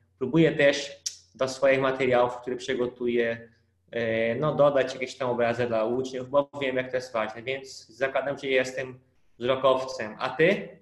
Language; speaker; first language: Polish; non-native, fluent; Portuguese